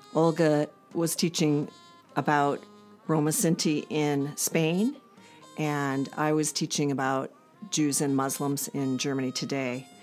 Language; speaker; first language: English; native; English